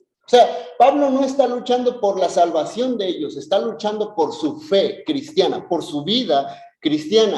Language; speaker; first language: Spanish; native; Spanish